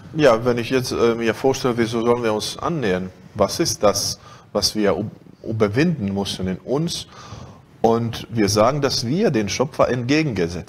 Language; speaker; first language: German; non-native, fluent; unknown